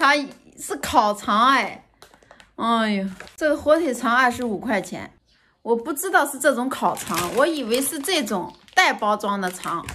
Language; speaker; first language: Chinese; native; Chinese